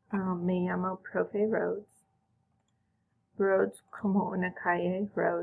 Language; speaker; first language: Spanish; non-native, fluent; English